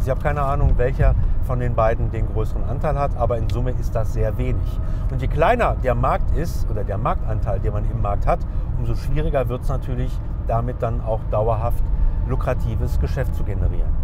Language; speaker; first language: German; native; German